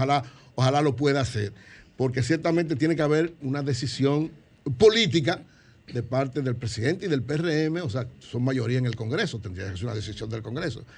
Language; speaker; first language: Spanish; native; Spanish